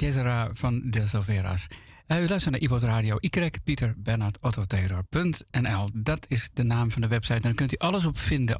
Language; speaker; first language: Dutch; native; Dutch